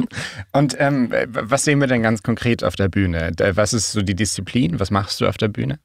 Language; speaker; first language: German; native; German